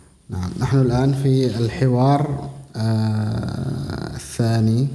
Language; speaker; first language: Arabic; non-native, fluent; Indonesian